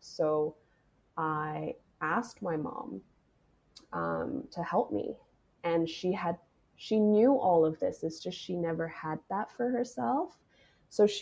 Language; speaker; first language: English; non-native, local second language; Cantonese